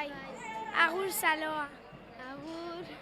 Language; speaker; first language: Basque; non-native, local second language; Spanish